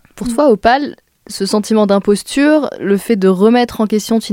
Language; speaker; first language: French; native; French